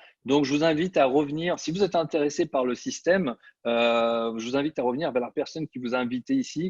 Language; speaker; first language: French; native; French